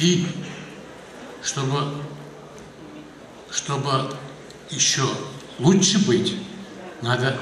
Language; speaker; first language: Russian; non-native, local second language; Kazakh